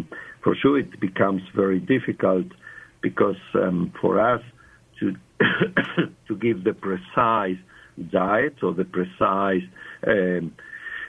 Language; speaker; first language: English; non-native, fluent; Spanish